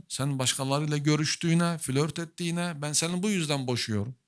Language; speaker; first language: Turkish; native; Turkish